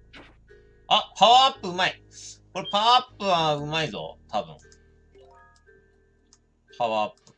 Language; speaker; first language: Japanese; native; Japanese